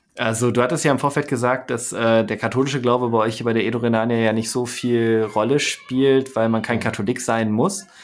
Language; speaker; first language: German; native; German